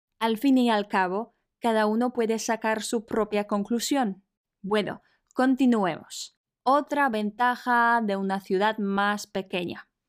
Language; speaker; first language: Spanish; non-native, fluent; Polish